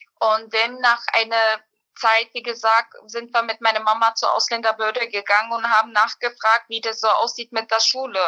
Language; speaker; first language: German; early bilingual, other home language; Bosnian